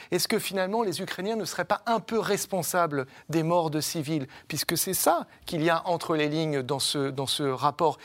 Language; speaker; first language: French; native; French